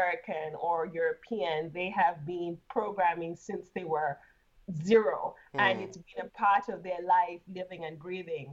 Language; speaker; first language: English; non-native, local second language; Ganda